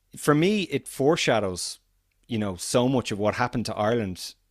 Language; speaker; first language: English; native; English